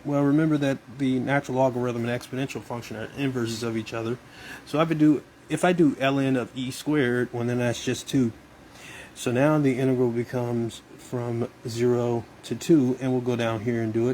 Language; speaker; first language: English; native; English